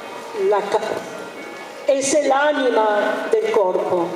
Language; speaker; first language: Italian; non-native, fluent; Spanish